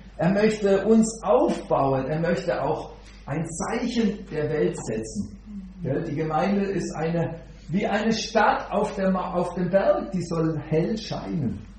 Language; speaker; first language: German; native; German